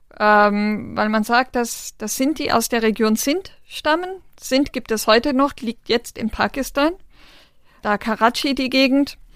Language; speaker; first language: German; non-native, local second language; Romany